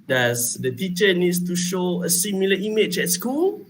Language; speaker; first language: English; non-native, local second language; Malay